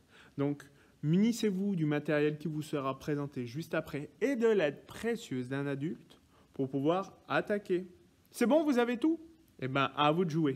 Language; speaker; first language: French; native; French